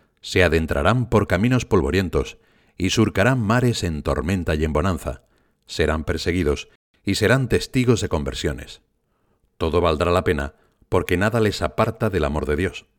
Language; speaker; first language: Spanish; native; Spanish